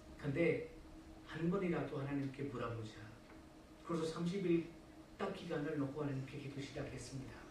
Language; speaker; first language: Korean; non-native, fluent; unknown